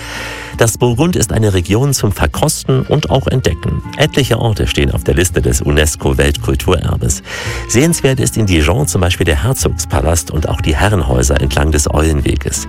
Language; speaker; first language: German; native; German